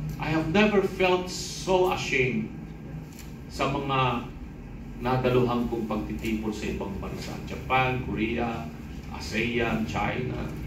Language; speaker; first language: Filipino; non-native, local second language; Iloko